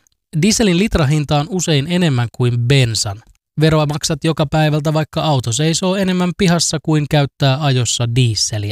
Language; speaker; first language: Finnish; native; Finnish